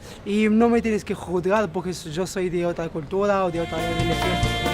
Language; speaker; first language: Spanish; non-native, fluent; Arabic